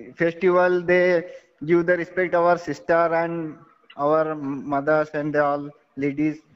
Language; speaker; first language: English; non-native, local second language; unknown